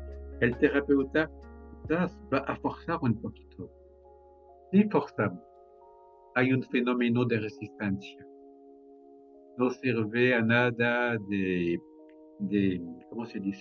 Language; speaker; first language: Spanish; non-native, fluent; French